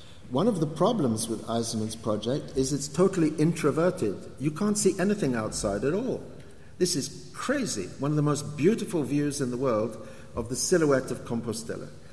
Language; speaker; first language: English; native; English